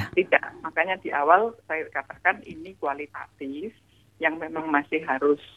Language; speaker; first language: Indonesian; native; Indonesian